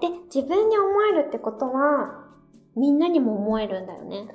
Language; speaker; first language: Japanese; native; Japanese